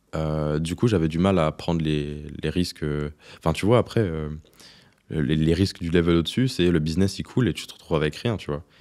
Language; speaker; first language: French; native; French